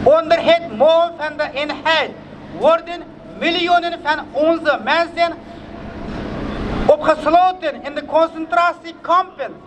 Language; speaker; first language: Dutch; non-native, fluent; Uyghur